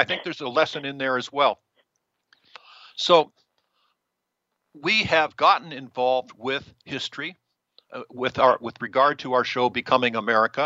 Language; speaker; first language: English; native; English